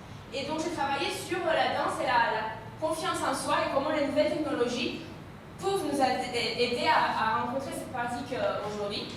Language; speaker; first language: French; non-native, fluent; Romanian